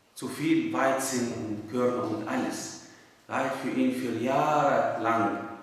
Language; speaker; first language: German; non-native, fluent; Arabic